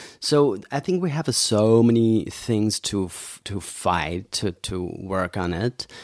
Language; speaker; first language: English; non-native, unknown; Chinese